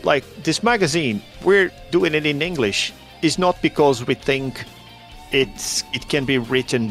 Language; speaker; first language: English; non-native, fluent; Portuguese